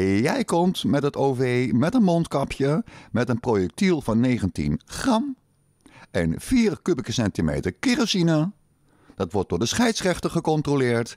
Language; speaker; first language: Dutch; native; Dutch